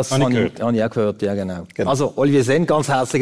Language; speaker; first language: German; native; German